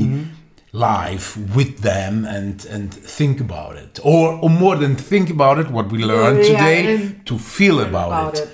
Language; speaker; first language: English; non-native, learner; German